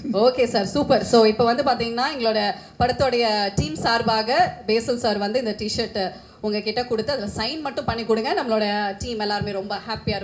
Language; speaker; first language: Tamil; native; Tamil